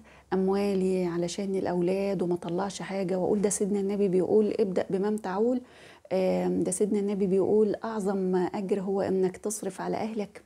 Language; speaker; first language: Arabic; native; Arabic